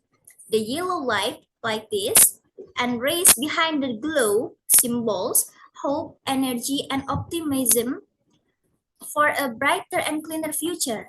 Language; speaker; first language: English; non-native, fluent; Indonesian